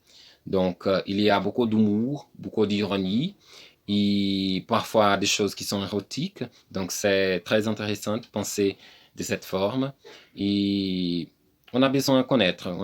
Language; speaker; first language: French; non-native, learner; Portuguese